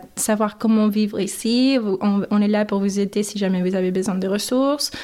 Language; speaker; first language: French; non-native, fluent; English